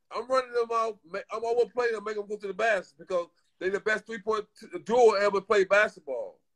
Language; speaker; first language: English; native; English